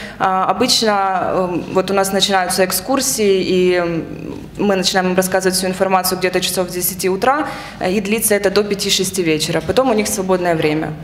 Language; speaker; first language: Russian; native; Russian